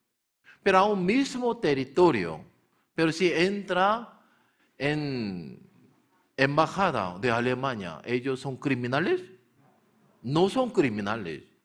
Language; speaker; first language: Spanish; non-native, learner; Korean